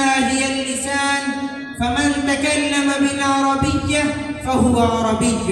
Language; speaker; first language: Arabic; non-native, learner; Urdu